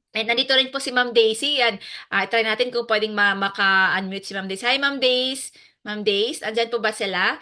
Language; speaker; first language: Filipino; native; Filipino